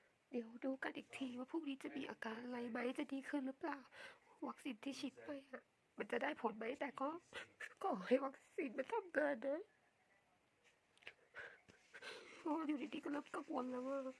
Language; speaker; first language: Thai; native; Thai